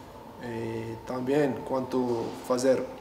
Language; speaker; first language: Portuguese; non-native, learner; Arabic